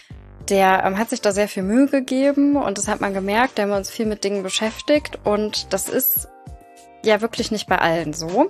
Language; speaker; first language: German; native; German